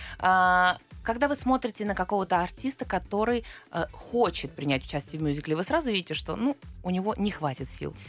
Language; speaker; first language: Russian; native; Russian